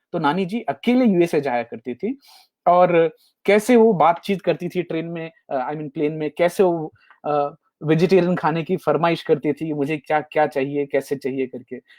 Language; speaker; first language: Hindi; native; Hindi